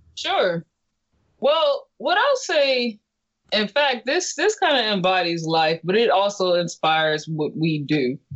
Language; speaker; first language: English; native; English